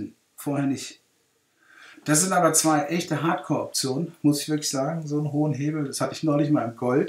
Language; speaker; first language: German; native; German